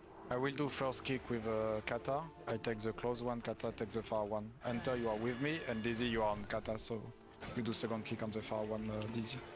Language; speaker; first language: English; non-native, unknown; French